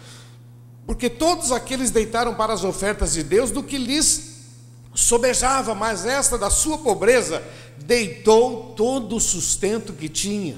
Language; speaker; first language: Portuguese; native; Portuguese